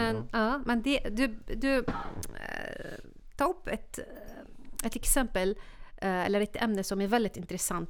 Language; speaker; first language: Swedish; non-native, fluent; Arabic